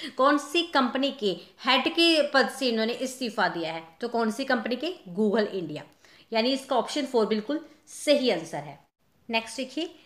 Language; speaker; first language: Hindi; non-native, local second language; Punjabi